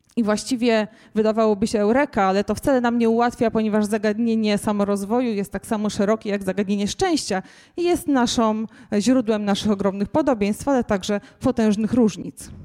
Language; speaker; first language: Polish; native; Polish